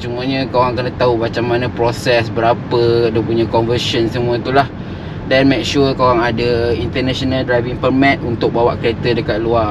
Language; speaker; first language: Malay; native; Malay